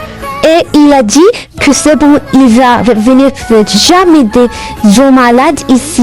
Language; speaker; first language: French; non-native, learner; Arabic